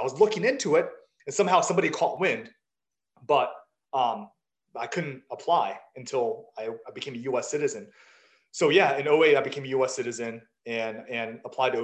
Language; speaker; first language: English; early bilingual, other home language; Chinese